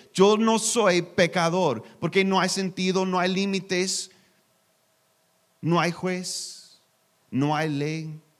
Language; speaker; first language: Spanish; non-native, learner; English